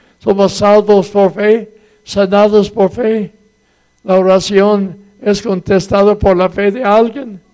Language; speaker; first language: Spanish; non-native, fluent; English